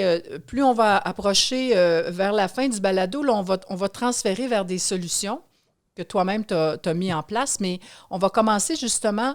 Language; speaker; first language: French; native; French